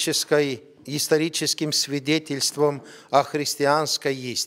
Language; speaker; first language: Russian; non-native, fluent; Romanian